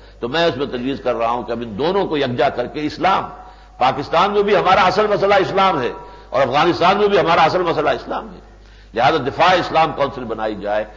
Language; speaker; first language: Urdu; native; Urdu